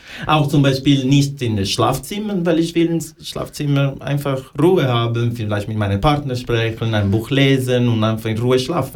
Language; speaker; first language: German; non-native, learner; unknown